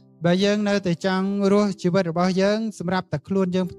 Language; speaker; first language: Khmer; native; Khmer